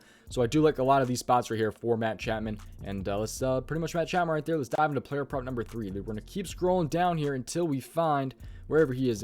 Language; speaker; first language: English; native; English